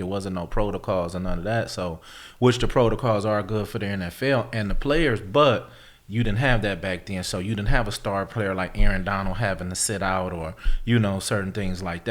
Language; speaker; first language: English; native; English